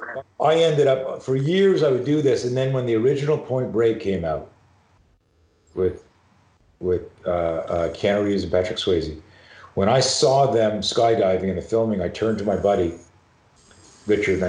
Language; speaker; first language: English; native; English